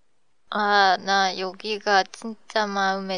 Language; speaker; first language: Korean; non-native, learner; Japanese